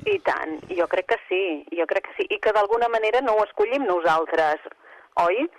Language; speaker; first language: Catalan; native; Catalan